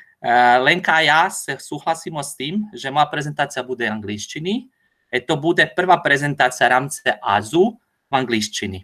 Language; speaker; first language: Slovak; non-native, learner; Croatian